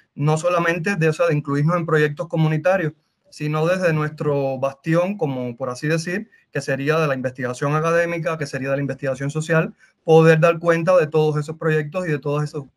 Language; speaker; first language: Spanish; native; Spanish